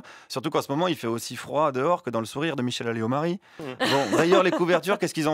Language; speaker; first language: French; native; French